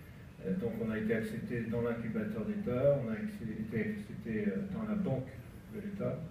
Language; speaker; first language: French; native; French